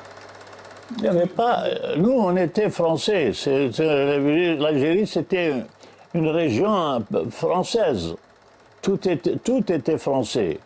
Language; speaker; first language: French; non-native, local second language; Arabic